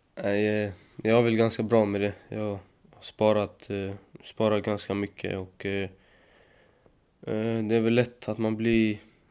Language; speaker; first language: Swedish; native; Swedish